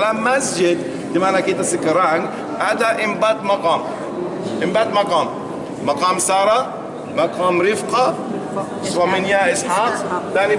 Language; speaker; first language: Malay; non-native, learner; Arabic